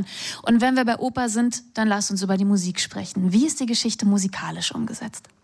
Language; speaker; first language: German; native; German